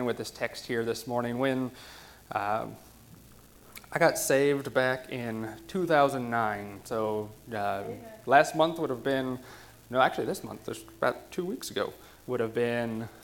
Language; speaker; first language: English; native; English